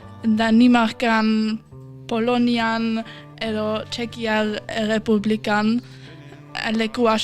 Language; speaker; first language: Basque; non-native, fluent; German